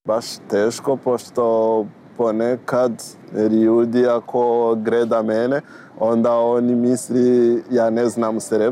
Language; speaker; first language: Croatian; non-native, learner; Rundi